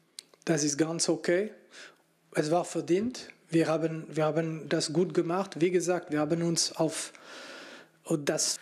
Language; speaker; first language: German; non-native, fluent; French